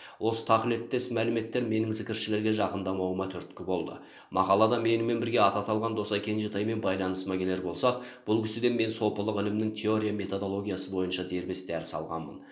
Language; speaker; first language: Kazakh; native; Kazakh